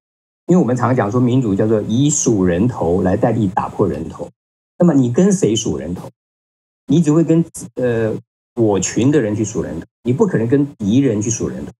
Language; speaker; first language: Chinese; native; Chinese